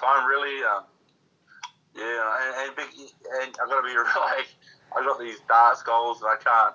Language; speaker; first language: English; native; English